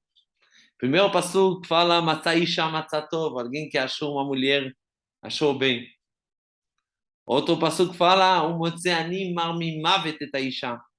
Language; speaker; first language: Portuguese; non-native, fluent; Hebrew